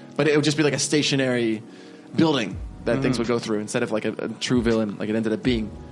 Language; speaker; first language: English; native; English